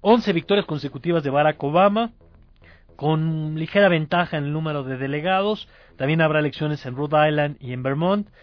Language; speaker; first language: Spanish; native; Spanish